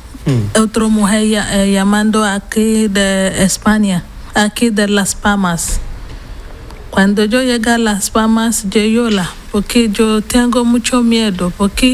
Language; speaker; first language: Spanish; non-native, learner; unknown